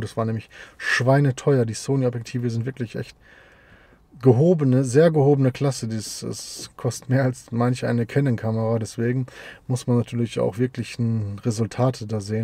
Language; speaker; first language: German; native; German